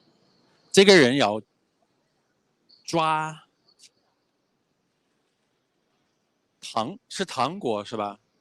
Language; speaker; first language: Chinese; non-native, fluent; English